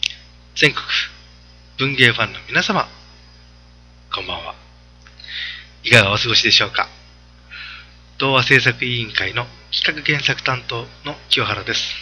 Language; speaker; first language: Japanese; native; Japanese